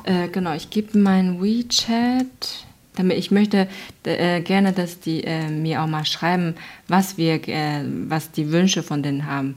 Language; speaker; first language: German; non-native, fluent; Chinese